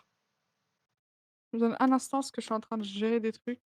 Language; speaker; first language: French; native; French